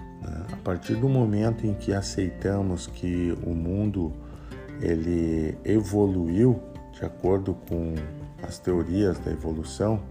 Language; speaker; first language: Portuguese; native; Portuguese